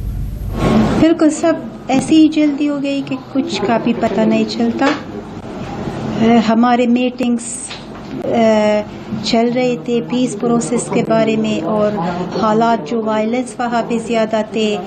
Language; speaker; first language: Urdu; non-native, fluent; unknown